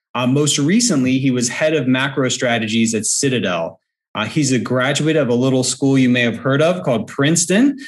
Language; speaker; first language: English; native; English